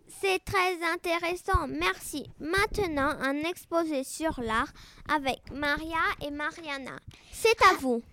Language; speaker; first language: French; non-native, learner; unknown